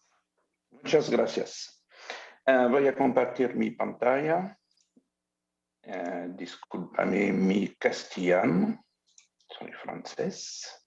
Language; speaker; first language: Spanish; non-native, learner; French